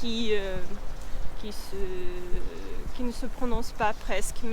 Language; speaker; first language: French; non-native, fluent; Russian